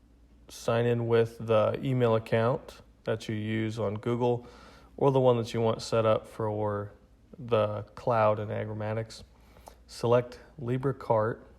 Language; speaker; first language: English; native; English